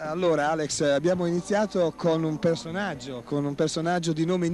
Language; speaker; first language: Italian; native; Italian